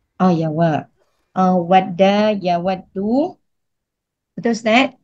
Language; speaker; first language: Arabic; non-native, learner; Malay